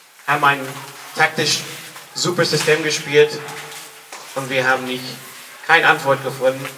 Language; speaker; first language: German; non-native, learner; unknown